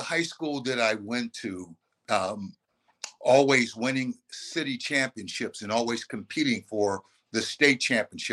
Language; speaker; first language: English; native; English